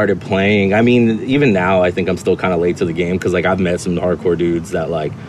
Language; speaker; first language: English; native; English